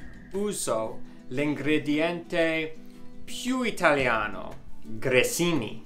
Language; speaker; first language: Italian; non-native, learner; English